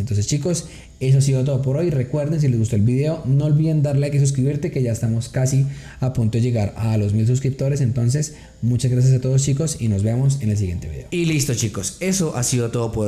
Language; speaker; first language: Spanish; native; Spanish